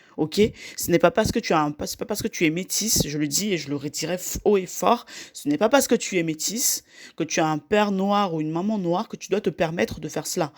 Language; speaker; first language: French; native; French